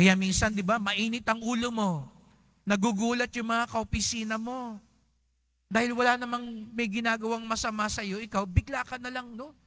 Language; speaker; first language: Filipino; native; Filipino